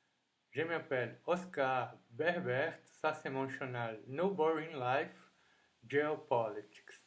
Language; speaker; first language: French; non-native, fluent; Portuguese